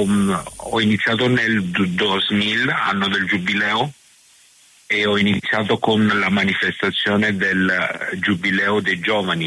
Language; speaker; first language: Spanish; non-native, learner; Italian